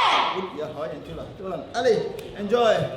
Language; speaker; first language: Chinese; non-native, learner; French